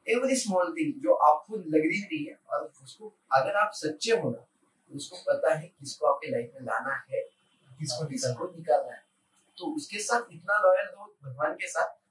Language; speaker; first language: Hindi; non-native, local second language; Marathi